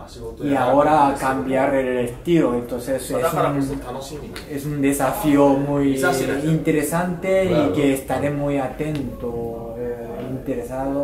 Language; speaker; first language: Spanish; non-native, fluent; Japanese